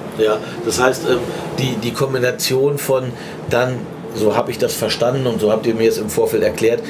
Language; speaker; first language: German; native; German